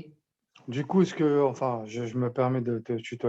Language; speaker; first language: French; non-native, local second language; Arabic